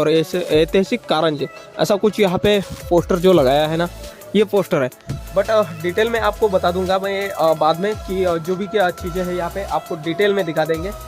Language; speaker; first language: Hindi; non-native, local second language; Marathi